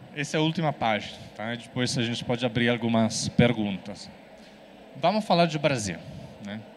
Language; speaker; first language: Portuguese; non-native, fluent; Italian